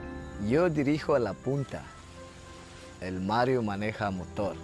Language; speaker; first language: Spanish; non-native, local second language; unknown